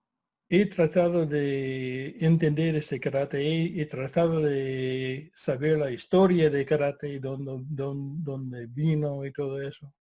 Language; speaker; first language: Spanish; non-native, fluent; English